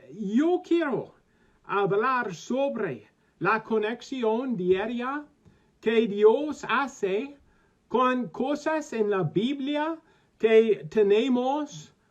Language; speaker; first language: Spanish; non-native, learner; English